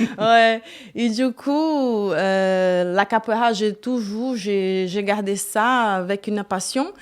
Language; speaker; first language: French; non-native, fluent; Portuguese